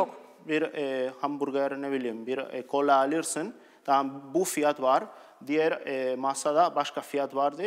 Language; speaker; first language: Turkish; non-native, learner; Spanish